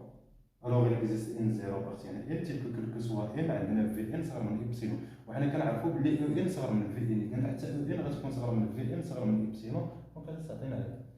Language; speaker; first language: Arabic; native; Arabic